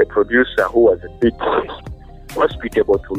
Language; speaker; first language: English; non-native, local second language; Ganda